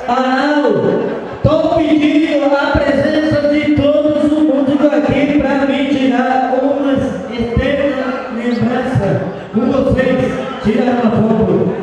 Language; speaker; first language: Portuguese; non-native, local second language; Spanish